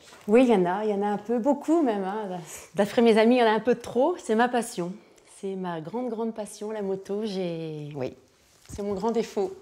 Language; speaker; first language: French; native; French